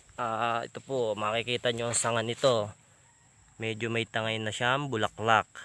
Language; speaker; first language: Filipino; native; Filipino